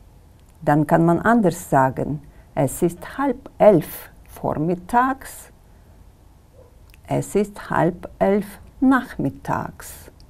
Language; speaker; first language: German; non-native, fluent; Kyrgyz